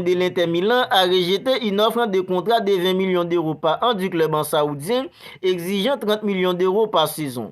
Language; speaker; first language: French; native; French